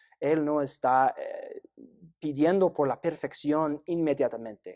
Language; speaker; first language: Spanish; non-native, fluent; English